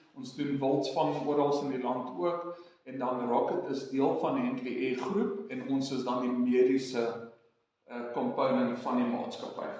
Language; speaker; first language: Afrikaans; non-native, local second language; English